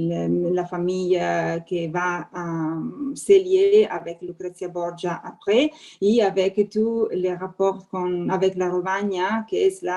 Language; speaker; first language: French; non-native, fluent; Italian